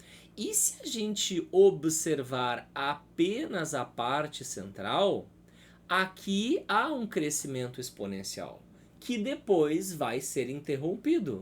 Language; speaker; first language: Portuguese; native; Portuguese